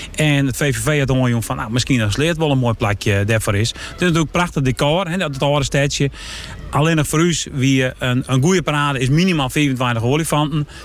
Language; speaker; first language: Dutch; non-native, local second language; Western Frisian